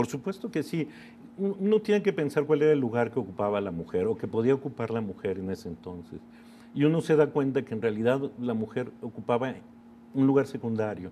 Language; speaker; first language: Spanish; native; Spanish